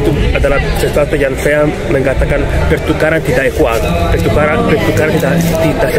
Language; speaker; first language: Indonesian; non-native, fluent; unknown